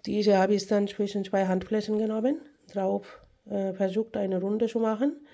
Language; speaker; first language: German; non-native, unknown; Bangla